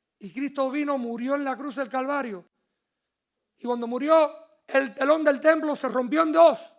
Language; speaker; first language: Spanish; early bilingual, heritage; Spanish